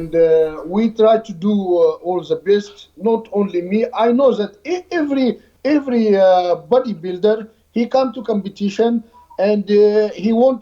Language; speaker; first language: English; non-native, learner; Arabic